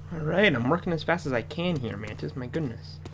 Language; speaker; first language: English; native; English